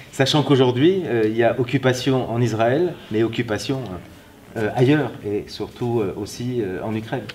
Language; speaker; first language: French; native; French